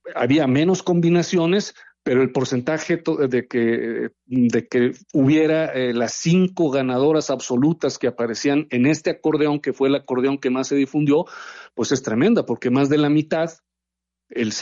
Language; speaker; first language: Spanish; native; Spanish